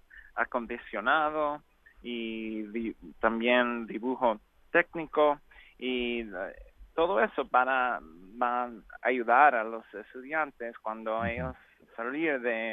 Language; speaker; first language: Spanish; non-native, learner; English